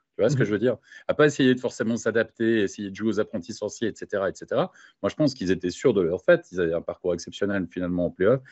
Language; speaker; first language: French; native; French